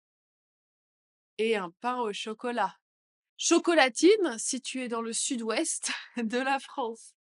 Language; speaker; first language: French; native; French